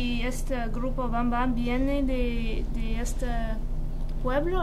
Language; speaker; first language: Spanish; non-native, fluent; English